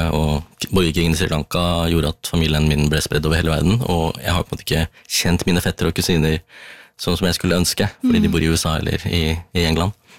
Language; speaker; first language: Norwegian; early bilingual, other home language; Tamil